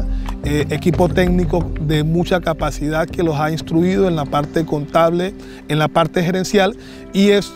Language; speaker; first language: Spanish; native; Spanish